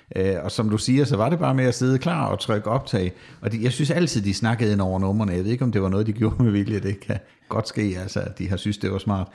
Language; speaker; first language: Danish; native; Danish